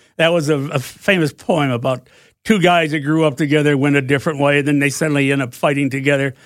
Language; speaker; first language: English; native; English